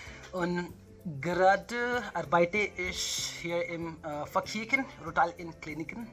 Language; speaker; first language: German; non-native, learner; Hindi